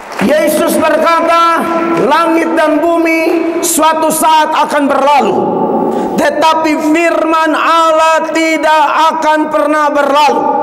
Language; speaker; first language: Indonesian; native; Indonesian